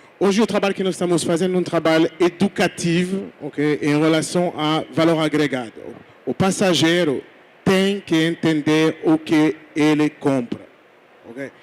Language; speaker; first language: Portuguese; non-native, fluent; French